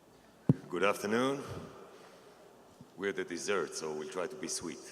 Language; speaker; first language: English; non-native, fluent; Hebrew